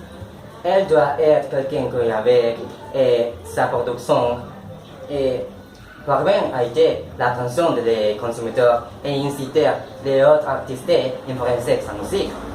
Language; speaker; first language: French; non-native, learner; Spanish